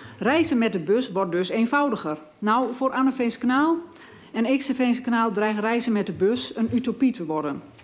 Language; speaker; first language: Dutch; native; Dutch